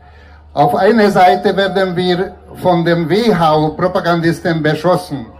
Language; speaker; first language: German; non-native, fluent; Hungarian